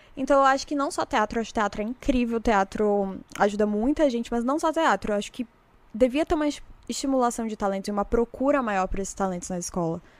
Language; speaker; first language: Portuguese; native; Portuguese